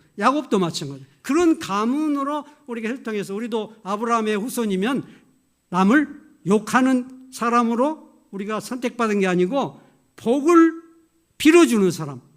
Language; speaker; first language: Korean; native; Korean